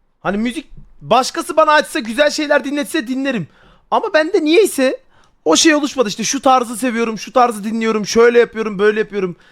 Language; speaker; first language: Turkish; native; Turkish